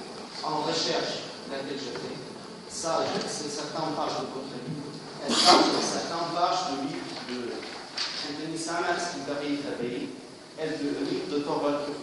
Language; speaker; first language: French; non-native, learner; Russian